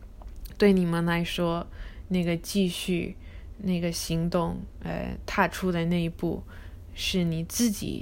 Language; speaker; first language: Chinese; early bilingual, heritage; Chinese